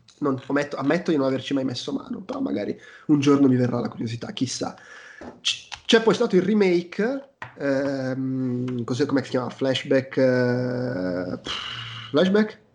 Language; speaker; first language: Italian; native; Italian